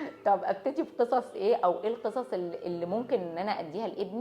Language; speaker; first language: Arabic; native; Arabic